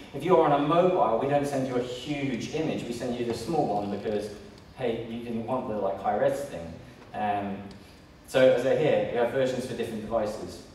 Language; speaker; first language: English; native; English